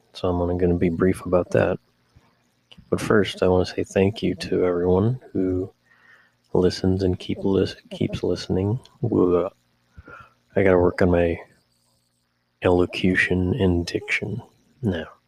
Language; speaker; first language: English; native; English